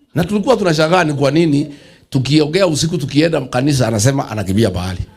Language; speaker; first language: Swahili; non-native, local second language; Kikuyu